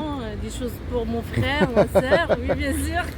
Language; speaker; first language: French; non-native, fluent; Arabic